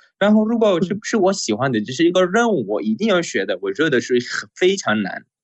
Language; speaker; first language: Chinese; non-native, fluent; Persian